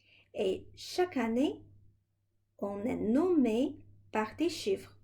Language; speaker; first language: French; non-native, fluent; Chinese